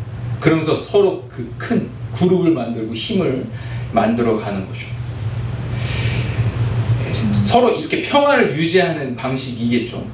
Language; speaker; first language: Korean; native; Korean